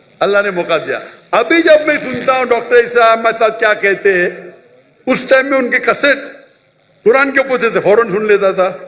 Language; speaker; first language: Urdu; non-native, local second language; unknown